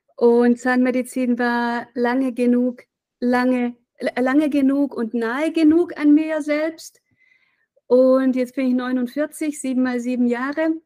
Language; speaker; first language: German; native; German